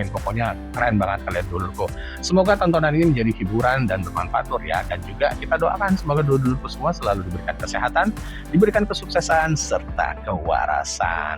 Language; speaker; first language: Indonesian; native; Indonesian